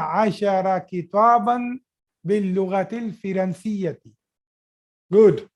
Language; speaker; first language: Arabic; non-native, fluent; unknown